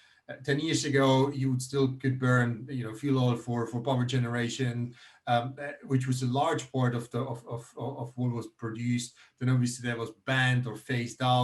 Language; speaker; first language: English; non-native, fluent; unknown